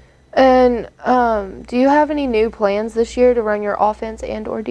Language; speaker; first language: English; native; English